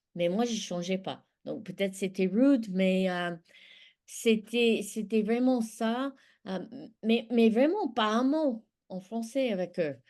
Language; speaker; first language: French; non-native, fluent; English